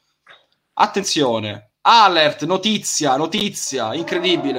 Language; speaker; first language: Italian; native; Italian